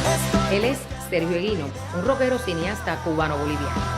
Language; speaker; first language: Spanish; native; Spanish